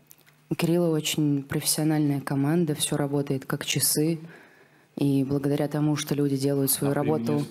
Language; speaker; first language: Russian; native; Russian